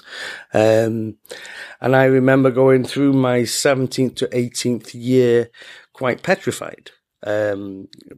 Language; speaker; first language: English; native; English